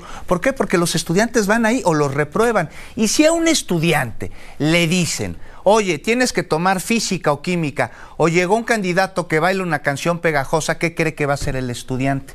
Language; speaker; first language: Spanish; native; Spanish